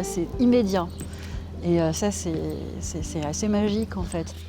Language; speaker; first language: French; native; French